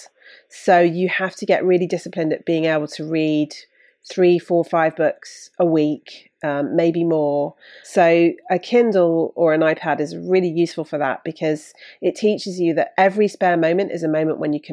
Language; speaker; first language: English; native; English